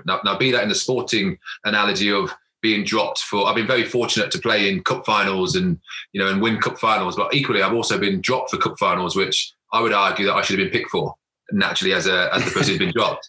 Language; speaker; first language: English; native; English